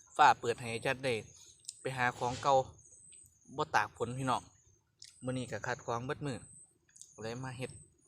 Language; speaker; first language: Thai; native; Thai